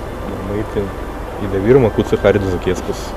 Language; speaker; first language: Estonian; non-native, local second language; Russian